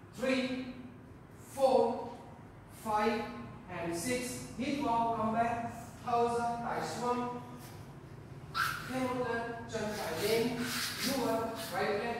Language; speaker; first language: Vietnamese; non-native, learner; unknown